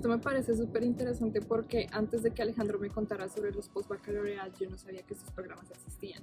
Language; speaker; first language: Spanish; native; Spanish